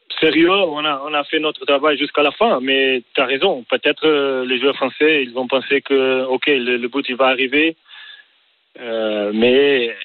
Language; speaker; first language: French; non-native, learner; Portuguese